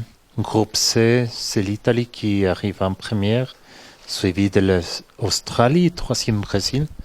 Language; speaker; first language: French; non-native, fluent; Spanish